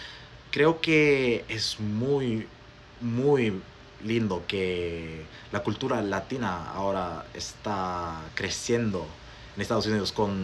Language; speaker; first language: Spanish; non-native, fluent; English